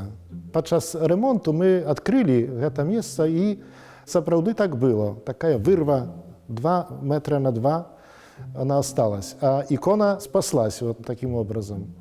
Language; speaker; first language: Polish; non-native, local second language; Belarusian